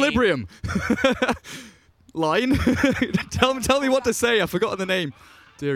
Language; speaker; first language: English; native; English